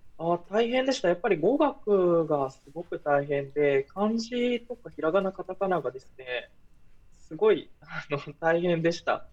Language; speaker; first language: Japanese; early bilingual, other home language; Portuguese